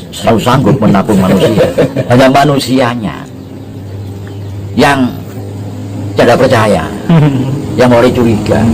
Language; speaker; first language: Indonesian; native; Indonesian